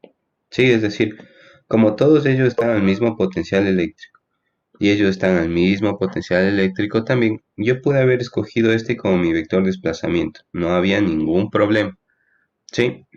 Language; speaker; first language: Spanish; native; Spanish